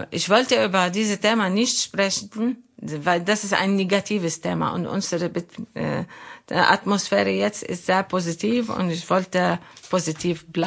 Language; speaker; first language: German; non-native, learner; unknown